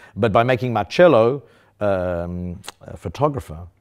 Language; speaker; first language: English; native; English